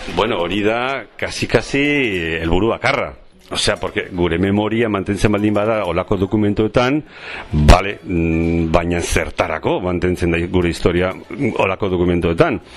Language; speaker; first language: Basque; non-native, local second language; Spanish